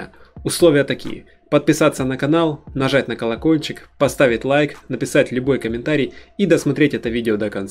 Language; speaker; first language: Russian; native; Russian